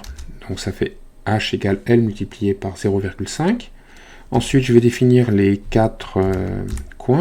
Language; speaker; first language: French; native; French